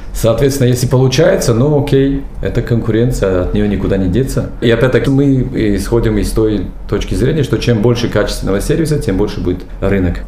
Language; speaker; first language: Russian; non-native, local second language; Tajik